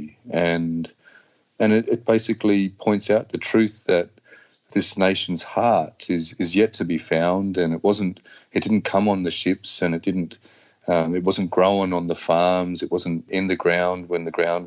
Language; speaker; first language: English; native; English